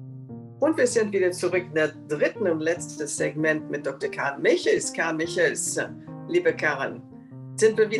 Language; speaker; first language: German; non-native, fluent; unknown